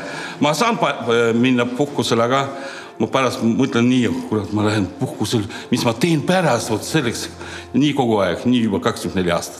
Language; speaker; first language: Estonian; non-native, local second language; Russian